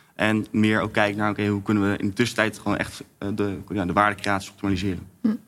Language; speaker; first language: Dutch; native; Dutch